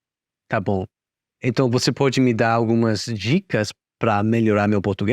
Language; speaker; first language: Portuguese; non-native, fluent; English